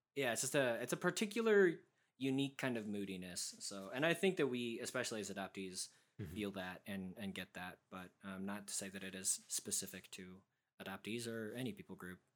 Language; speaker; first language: English; native; English